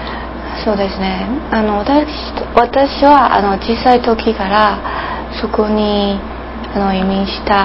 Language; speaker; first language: Japanese; non-native, learner; English